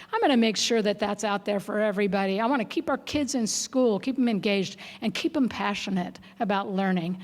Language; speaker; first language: English; native; English